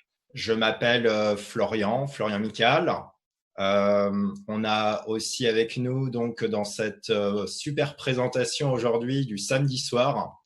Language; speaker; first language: French; native; French